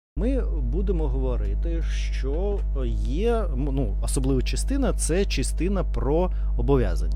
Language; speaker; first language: Ukrainian; non-native, learner; Russian